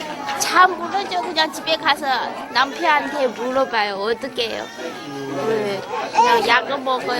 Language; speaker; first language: Korean; non-native, learner; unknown